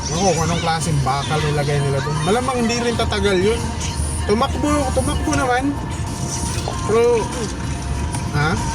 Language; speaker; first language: Filipino; native; Filipino